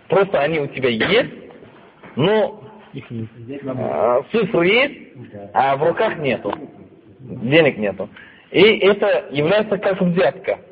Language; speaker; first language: Russian; non-native, fluent; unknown